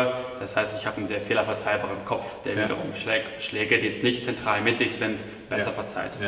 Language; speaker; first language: German; native; German